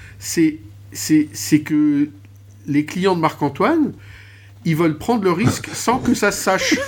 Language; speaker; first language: French; native; French